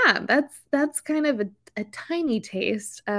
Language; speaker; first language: English; native; English